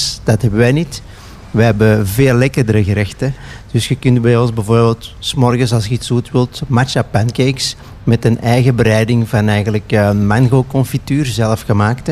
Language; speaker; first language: Dutch; native; Dutch